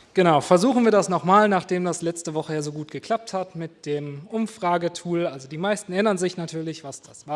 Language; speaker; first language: German; native; German